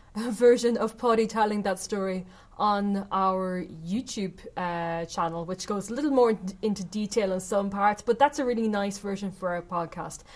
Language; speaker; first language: English; native; English